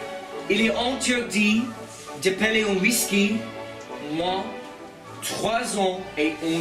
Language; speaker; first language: French; non-native, learner; English